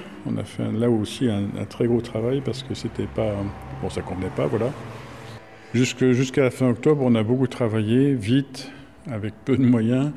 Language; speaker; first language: French; native; French